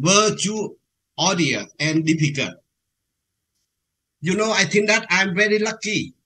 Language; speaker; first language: English; non-native, learner; Vietnamese